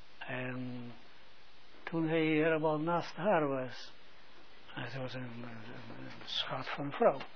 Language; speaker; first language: Dutch; non-native, fluent; Hebrew